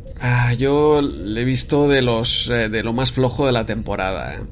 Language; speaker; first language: Spanish; native; Spanish